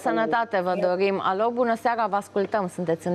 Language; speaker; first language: Romanian; native; Romanian